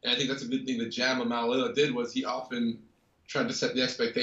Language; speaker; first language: English; native; English